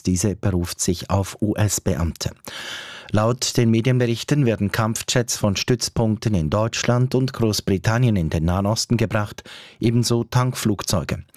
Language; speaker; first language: German; native; German